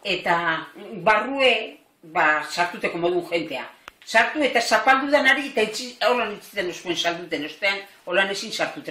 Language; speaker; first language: Basque; native; Basque